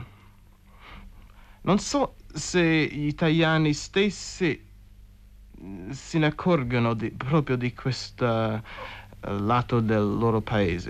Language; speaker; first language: Italian; non-native, fluent; English